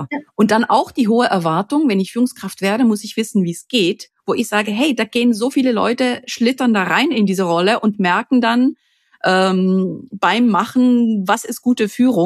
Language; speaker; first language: German; native; German